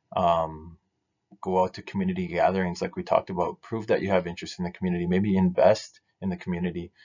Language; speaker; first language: English; native; English